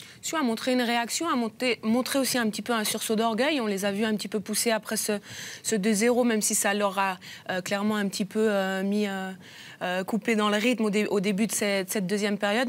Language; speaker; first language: French; native; French